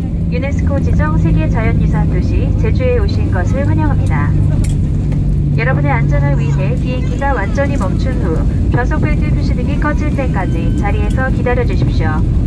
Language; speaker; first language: Korean; native; Korean